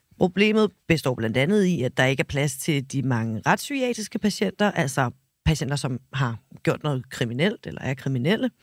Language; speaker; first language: Danish; native; Danish